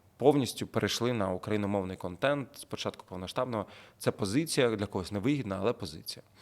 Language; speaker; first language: Ukrainian; non-native, local second language; Russian